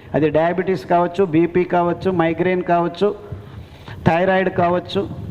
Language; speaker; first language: Telugu; native; Telugu